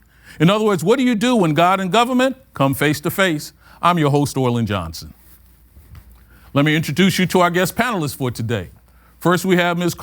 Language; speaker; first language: English; native; English